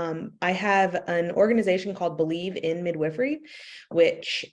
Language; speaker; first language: English; native; English